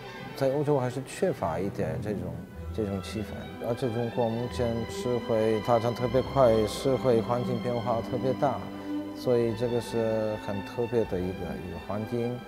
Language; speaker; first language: Chinese; non-native, fluent; Czech